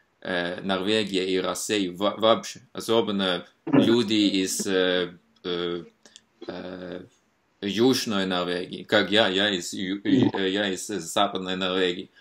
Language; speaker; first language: Russian; non-native, fluent; Norwegian